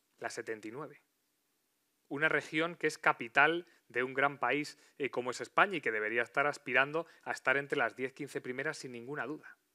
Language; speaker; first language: Spanish; native; Spanish